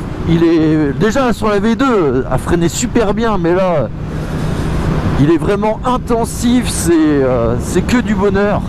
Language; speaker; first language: French; native; French